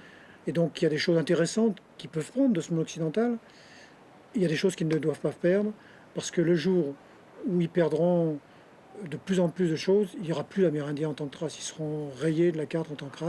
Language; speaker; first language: French; native; French